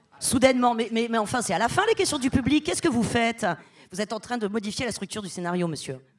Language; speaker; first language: French; native; French